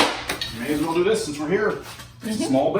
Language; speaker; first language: English; native; English